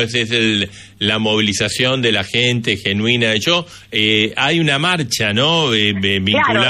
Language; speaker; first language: Spanish; native; Spanish